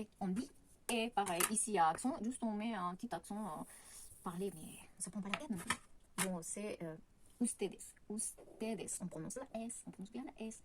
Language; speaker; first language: French; non-native, fluent; Spanish